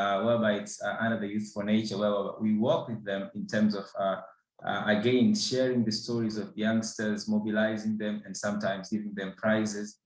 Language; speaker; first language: English; non-native, local second language; Swahili